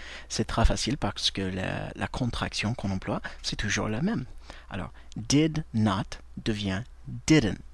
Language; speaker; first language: French; non-native, fluent; English